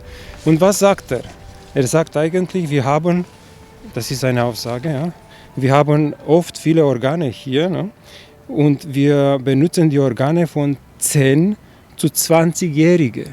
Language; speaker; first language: German; non-native, fluent; Chinese